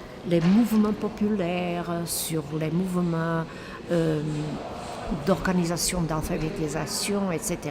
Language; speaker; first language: French; non-native, fluent; Portuguese